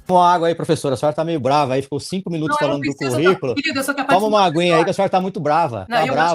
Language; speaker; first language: Portuguese; native; Portuguese